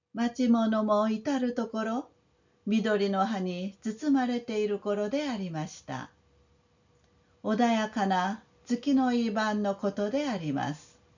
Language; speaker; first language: Japanese; non-native, fluent; Korean